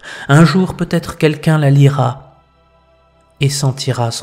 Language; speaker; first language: French; native; French